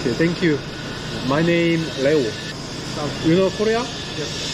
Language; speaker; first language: English; non-native, fluent; Finnish